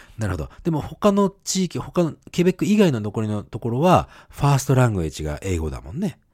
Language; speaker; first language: Japanese; native; Japanese